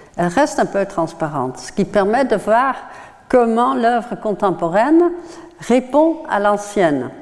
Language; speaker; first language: French; non-native, fluent; Dutch